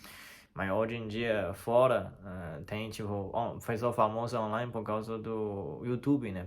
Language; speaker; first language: Portuguese; non-native, fluent; Chinese